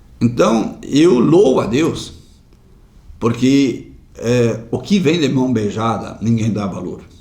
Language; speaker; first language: Portuguese; non-native, local second language; German